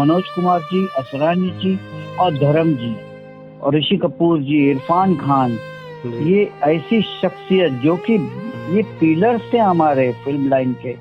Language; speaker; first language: Hindi; native; Hindi